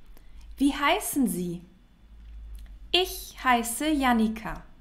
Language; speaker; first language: German; non-native, fluent; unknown